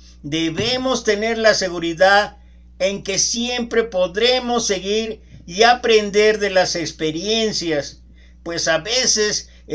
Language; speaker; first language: Spanish; native; Spanish